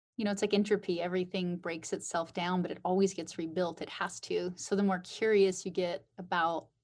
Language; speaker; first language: English; native; English